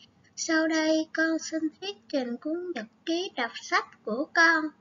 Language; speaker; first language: Vietnamese; native; Vietnamese